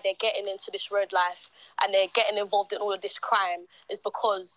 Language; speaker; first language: English; native; English